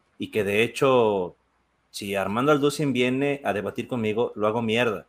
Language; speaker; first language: Spanish; native; Spanish